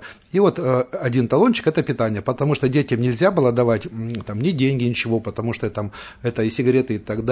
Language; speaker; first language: Russian; native; Russian